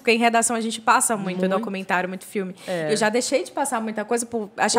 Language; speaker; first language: Portuguese; native; Portuguese